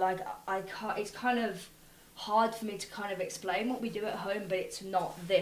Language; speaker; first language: English; native; English